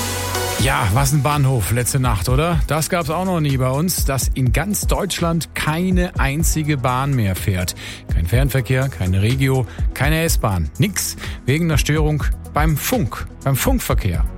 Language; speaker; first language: German; native; German